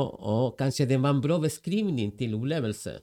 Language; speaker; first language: Swedish; non-native, fluent; Spanish